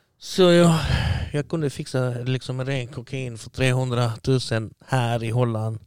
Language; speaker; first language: Swedish; early bilingual, other home language; Arabic